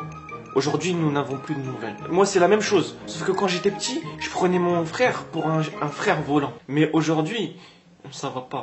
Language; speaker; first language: French; native; French